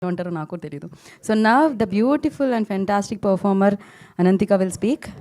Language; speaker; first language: Telugu; native; Telugu